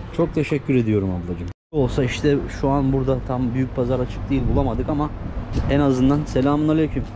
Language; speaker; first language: Turkish; native; Turkish